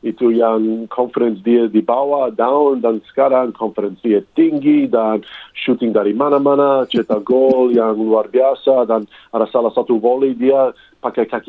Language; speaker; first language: Indonesian; non-native, fluent; English